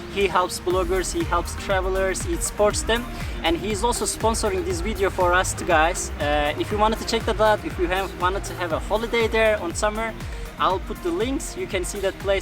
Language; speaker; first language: English; non-native, fluent; Turkish